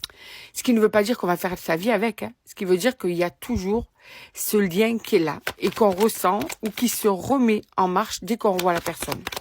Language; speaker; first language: French; native; French